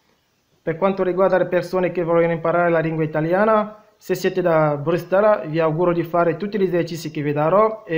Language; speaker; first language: Italian; non-native, fluent; French